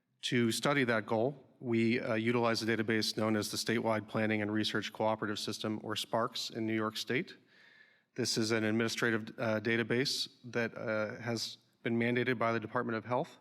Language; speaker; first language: English; native; English